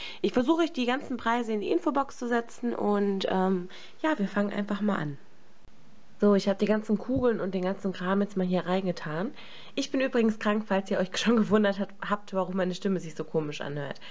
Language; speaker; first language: German; native; German